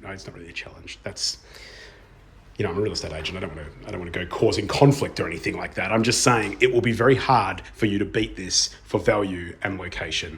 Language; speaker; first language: English; native; English